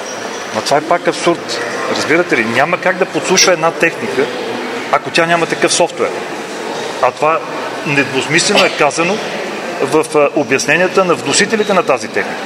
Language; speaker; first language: Bulgarian; native; Bulgarian